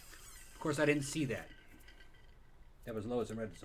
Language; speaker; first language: English; native; English